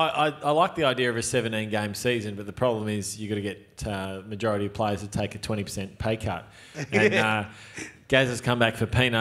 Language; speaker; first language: English; native; English